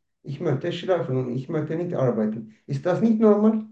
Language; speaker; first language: German; non-native, learner; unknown